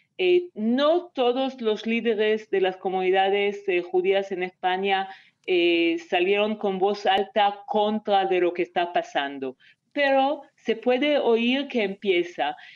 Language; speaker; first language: Spanish; non-native, fluent; Hebrew